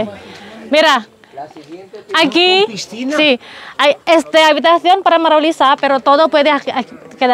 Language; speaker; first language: Spanish; non-native, learner; Indonesian